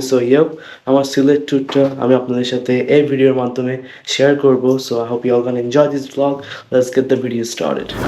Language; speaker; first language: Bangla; early bilingual, heritage; Bangla